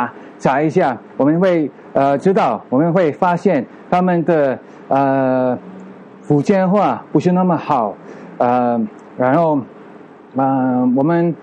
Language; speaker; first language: Chinese; non-native, fluent; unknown